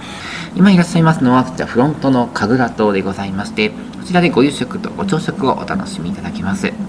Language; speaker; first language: Japanese; native; Japanese